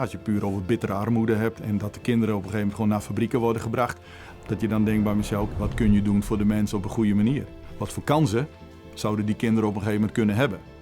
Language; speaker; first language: Dutch; native; Dutch